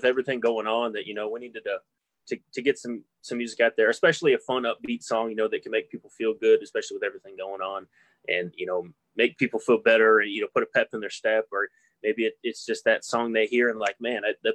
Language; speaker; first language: English; native; English